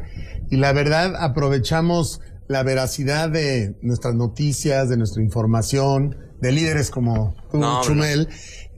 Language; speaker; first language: Spanish; native; Spanish